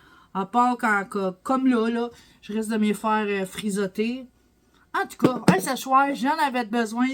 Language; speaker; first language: French; native; French